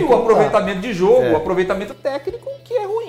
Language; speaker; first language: Portuguese; native; Portuguese